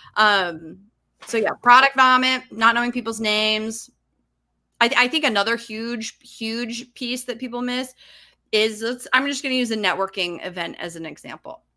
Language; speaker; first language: English; native; English